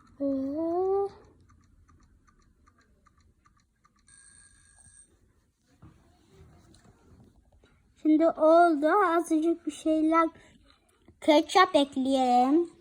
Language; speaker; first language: Turkish; early bilingual, heritage; Turkish